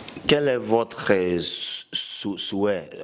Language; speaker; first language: French; non-native, fluent; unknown